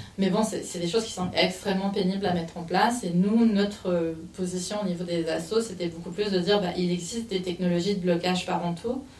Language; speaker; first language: French; native; French